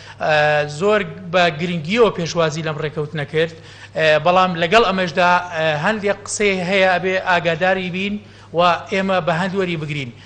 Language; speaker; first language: Central Kurdish; native; Central Kurdish